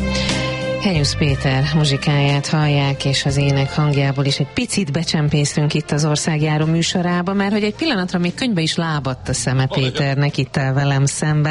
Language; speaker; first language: Hungarian; native; Hungarian